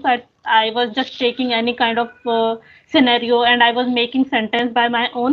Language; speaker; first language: English; non-native, local second language; Hindi